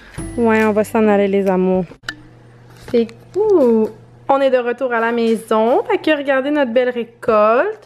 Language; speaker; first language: French; native; French